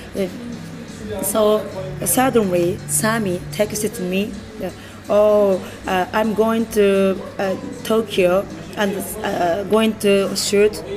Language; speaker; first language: English; non-native, learner; Japanese